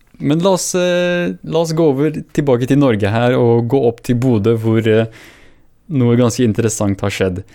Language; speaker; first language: Norwegian; early bilingual, other home language; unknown